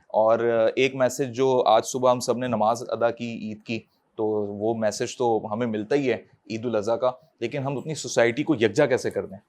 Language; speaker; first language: Urdu; native; Urdu